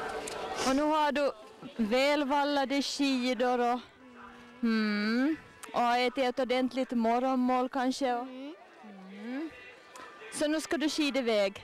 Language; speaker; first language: Swedish; native; Swedish